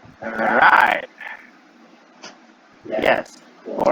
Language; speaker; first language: English; non-native, learner; Indonesian